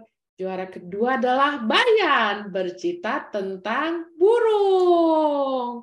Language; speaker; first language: Indonesian; native; Indonesian